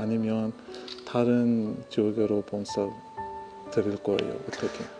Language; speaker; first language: Korean; non-native, learner; Persian